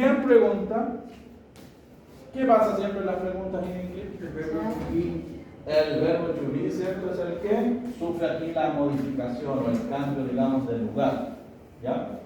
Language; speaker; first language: Spanish; native; Spanish